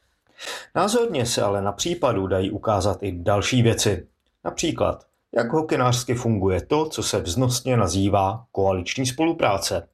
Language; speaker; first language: Czech; native; Czech